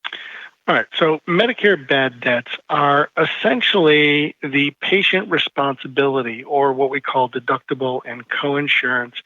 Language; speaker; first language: English; native; English